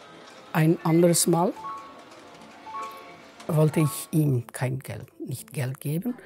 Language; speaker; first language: German; non-native, fluent; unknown